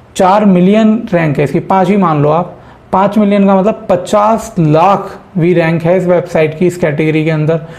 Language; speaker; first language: Hindi; native; Hindi